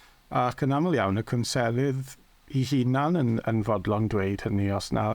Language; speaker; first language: Welsh; native; Welsh